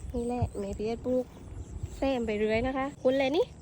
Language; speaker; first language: Thai; non-native, local second language; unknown